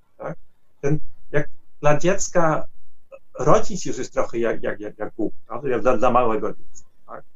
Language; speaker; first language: Polish; non-native, fluent; Dutch